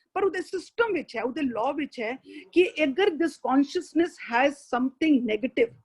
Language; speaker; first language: Hindi; non-native, local second language; Punjabi